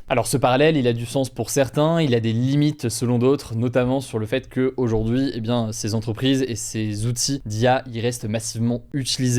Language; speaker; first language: French; native; French